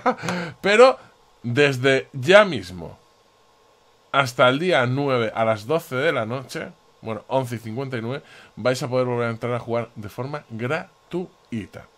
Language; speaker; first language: Spanish; native; Spanish